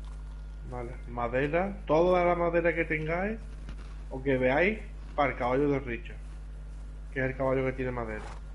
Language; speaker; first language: Spanish; native; Spanish